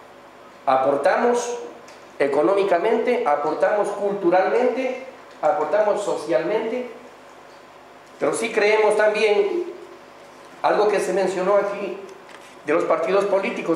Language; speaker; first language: Spanish; native; Spanish